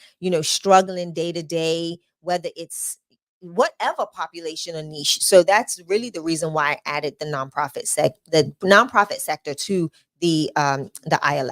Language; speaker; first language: English; native; English